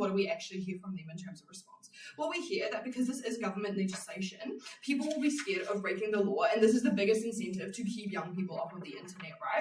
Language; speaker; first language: English; native; English